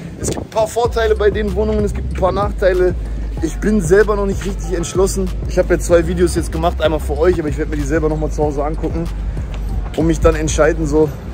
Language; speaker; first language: German; native; German